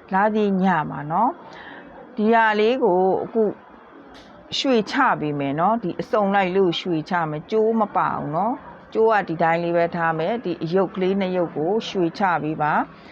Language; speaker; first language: Burmese; native; Burmese